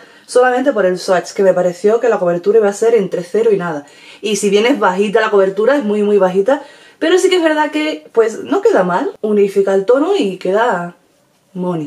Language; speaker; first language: Spanish; native; Spanish